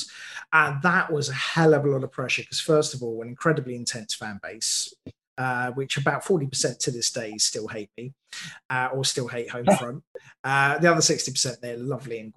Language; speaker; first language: English; native; English